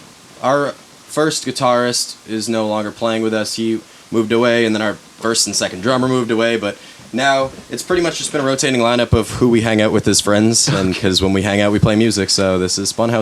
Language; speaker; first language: English; native; English